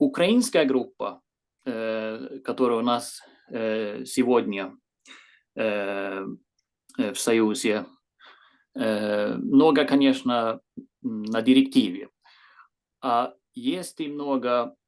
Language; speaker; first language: Russian; non-native, fluent; Swedish